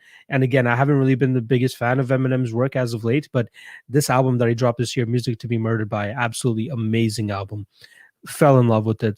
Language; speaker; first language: English; native; English